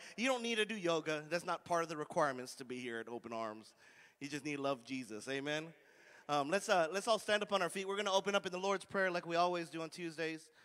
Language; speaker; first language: English; native; English